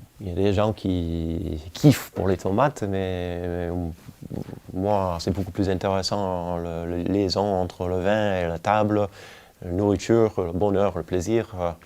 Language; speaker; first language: French; non-native, fluent; English